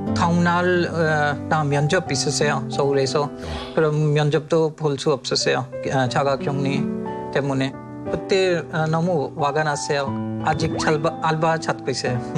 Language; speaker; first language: Korean; non-native, learner; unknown